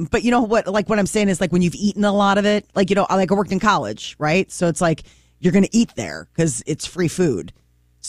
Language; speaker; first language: English; native; English